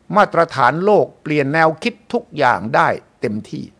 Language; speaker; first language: Thai; native; Thai